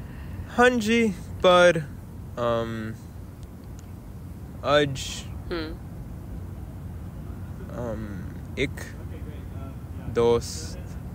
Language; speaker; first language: Punjabi; non-native, learner; English